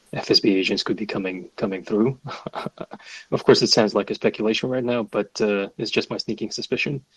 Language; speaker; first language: English; non-native, fluent; Russian